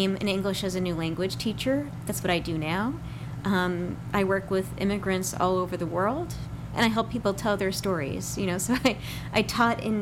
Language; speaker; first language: English; non-native, local second language; Ukrainian